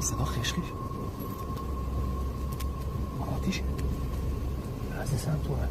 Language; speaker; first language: Persian; native; Persian